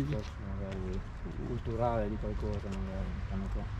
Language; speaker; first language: Italian; native; Italian